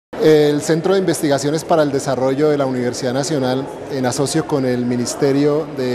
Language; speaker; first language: Spanish; native; Spanish